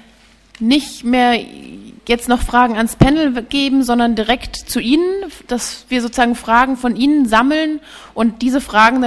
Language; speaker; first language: German; native; German